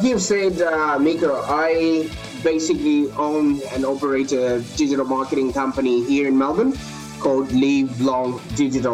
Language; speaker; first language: English; non-native, local second language; Shona